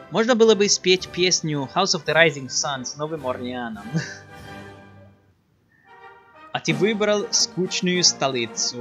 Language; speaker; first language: Russian; non-native, learner; English